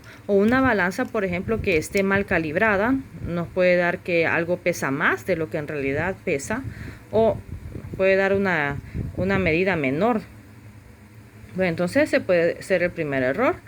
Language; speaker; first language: Spanish; native; Spanish